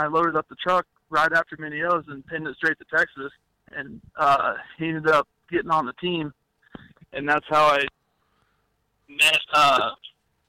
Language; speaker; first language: English; native; English